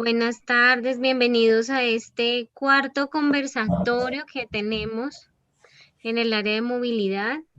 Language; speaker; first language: Spanish; native; Spanish